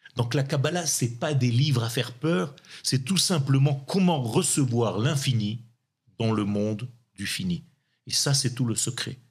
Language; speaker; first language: French; non-native, local second language; Hebrew